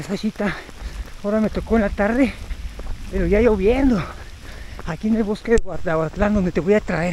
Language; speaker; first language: Spanish; native; Spanish